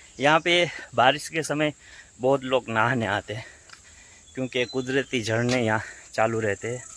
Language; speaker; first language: Hindi; non-native, local second language; Gujarati